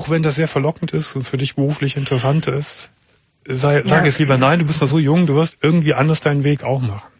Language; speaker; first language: German; native; German